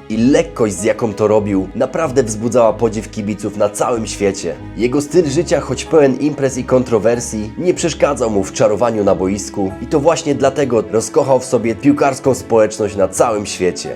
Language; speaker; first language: Polish; native; Polish